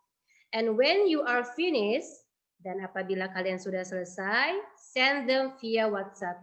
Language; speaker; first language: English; non-native, learner; Indonesian